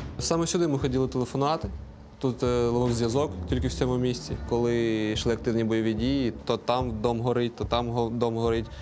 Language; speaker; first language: Ukrainian; non-native, local second language; Russian